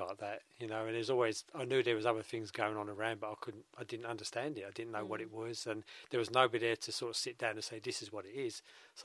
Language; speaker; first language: English; native; English